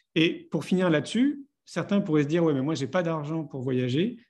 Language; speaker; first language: French; native; French